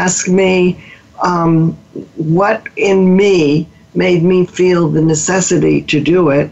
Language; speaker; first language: English; native; English